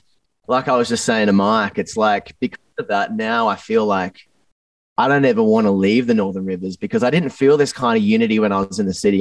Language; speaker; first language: English; native; English